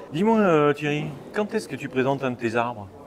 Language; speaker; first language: French; native; French